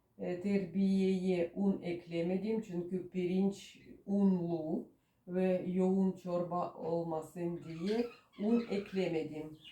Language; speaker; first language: Turkish; non-native, learner; Russian